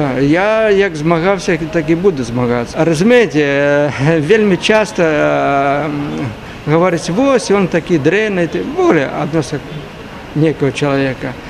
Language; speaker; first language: Belarusian; native; Belarusian